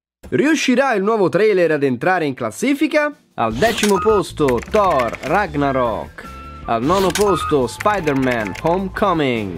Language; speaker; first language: Italian; native; Italian